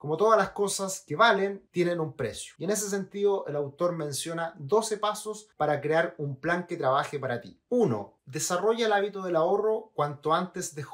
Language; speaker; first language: Spanish; native; Spanish